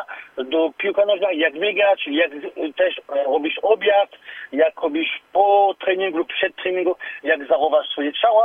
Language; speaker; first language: Polish; non-native, learner; French